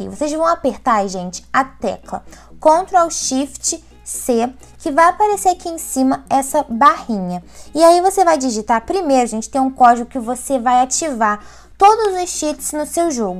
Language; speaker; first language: Portuguese; native; Portuguese